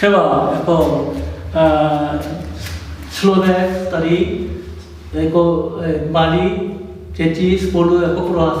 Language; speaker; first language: Czech; non-native, learner; Korean